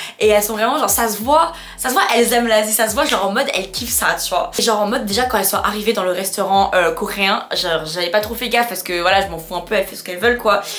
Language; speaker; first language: French; non-native, fluent; Khmer